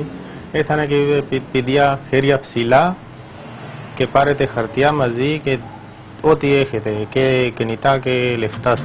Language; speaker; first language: Greek; non-native, learner; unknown